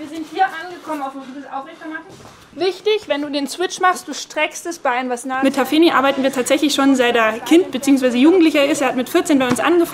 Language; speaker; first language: German; native; German